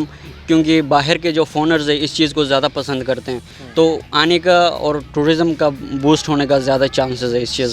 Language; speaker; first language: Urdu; non-native, local second language; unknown